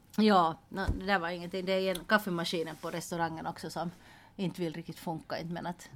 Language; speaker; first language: Swedish; native; Swedish